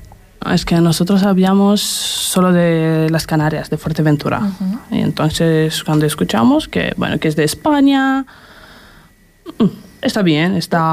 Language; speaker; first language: Spanish; non-native, fluent; Romanian